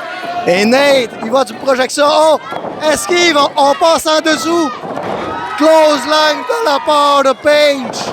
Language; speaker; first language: French; native; French